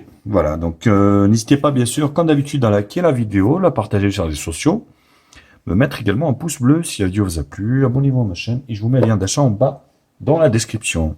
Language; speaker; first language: French; native; French